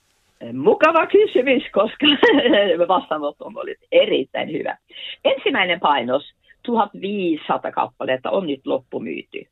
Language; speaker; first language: Finnish; non-native, fluent; Norwegian